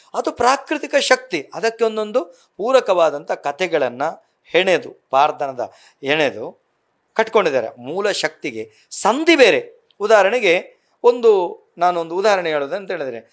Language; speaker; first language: Kannada; non-native, local second language; Tulu